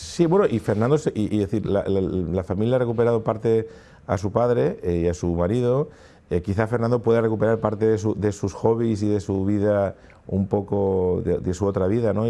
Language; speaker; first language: Spanish; native; Spanish